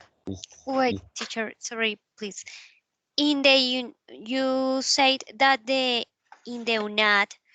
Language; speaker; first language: English; non-native, learner; Spanish